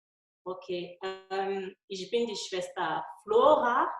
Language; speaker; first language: German; non-native, learner; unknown